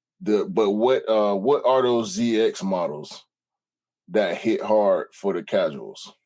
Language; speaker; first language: English; native; English